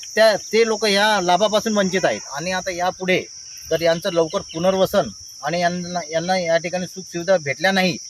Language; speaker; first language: Marathi; native; Marathi